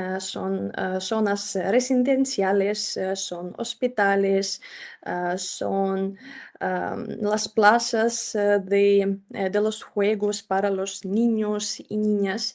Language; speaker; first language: Spanish; non-native, fluent; Ukrainian